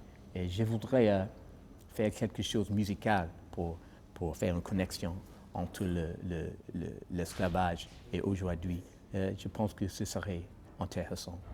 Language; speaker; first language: French; non-native, learner; English